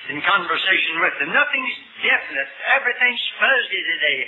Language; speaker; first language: English; native; English